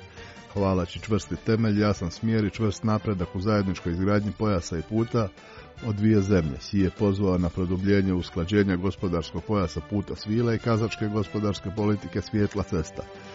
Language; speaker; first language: Croatian; non-native, fluent; Chinese